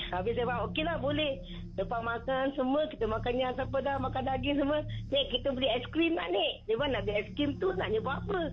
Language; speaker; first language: Malay; native; Malay